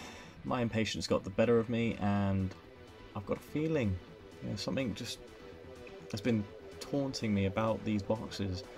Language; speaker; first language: English; native; English